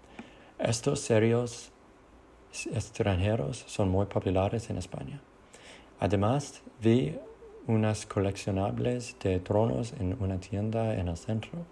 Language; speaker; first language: Spanish; non-native, learner; English